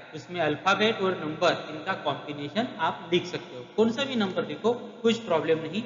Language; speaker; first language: Hindi; non-native, local second language; Marathi